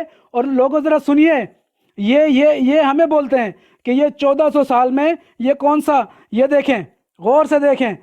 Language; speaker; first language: Urdu; native; Urdu